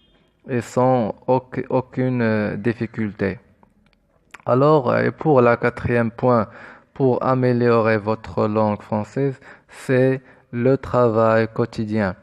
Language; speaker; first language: French; non-native, fluent; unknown